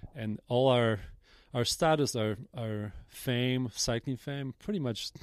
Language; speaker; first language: English; non-native, fluent; Polish